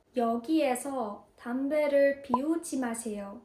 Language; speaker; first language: Korean; non-native, fluent; Ukrainian